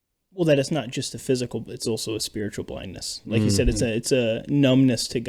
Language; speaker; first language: English; native; English